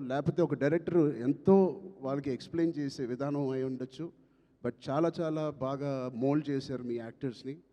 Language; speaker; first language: Telugu; native; Telugu